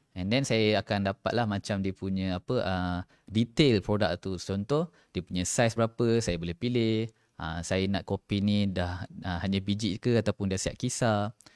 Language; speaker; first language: Malay; native; Malay